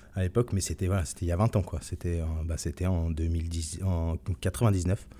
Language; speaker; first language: French; native; French